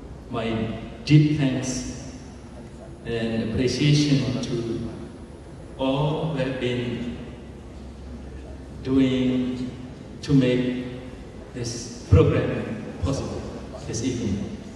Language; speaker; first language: English; non-native, fluent; Indonesian